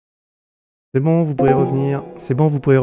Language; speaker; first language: French; native; French